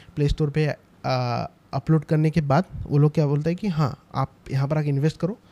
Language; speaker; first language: Hindi; non-native, local second language; Assamese